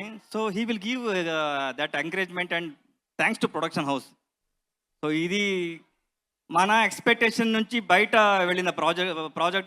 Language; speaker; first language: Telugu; non-native, learner; Kannada